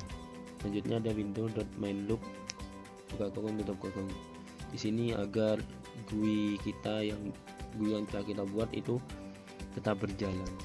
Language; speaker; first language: Indonesian; native; Indonesian